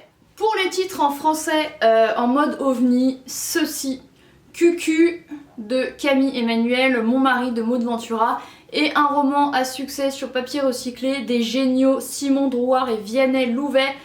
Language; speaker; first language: French; native; French